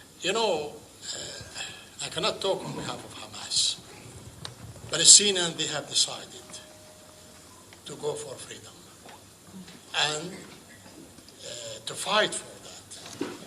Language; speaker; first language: English; non-native, fluent; Arabic